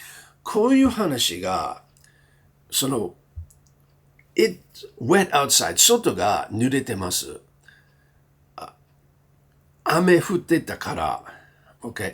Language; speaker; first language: Japanese; non-native, learner; English